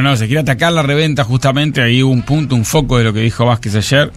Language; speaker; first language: Spanish; native; Spanish